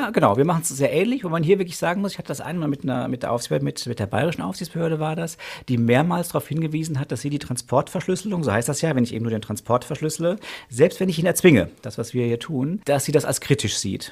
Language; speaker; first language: German; native; German